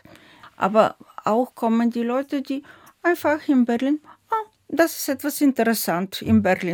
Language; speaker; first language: German; non-native, fluent; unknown